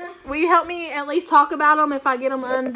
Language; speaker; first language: English; native; English